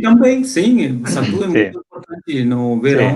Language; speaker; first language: Portuguese; non-native, fluent; Hindi